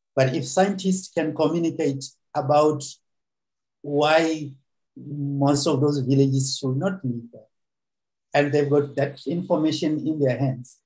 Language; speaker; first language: English; non-native, local second language; Venda